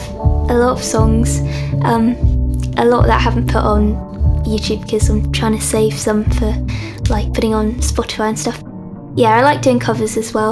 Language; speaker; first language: English; native; English